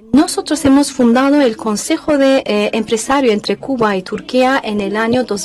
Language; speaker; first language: Spanish; non-native, fluent; Turkish